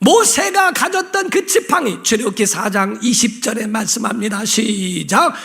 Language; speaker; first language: Korean; native; Korean